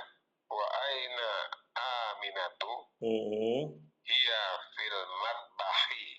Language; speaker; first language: Arabic; non-native, learner; Indonesian